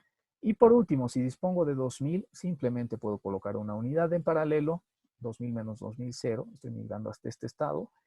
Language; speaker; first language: Spanish; native; Spanish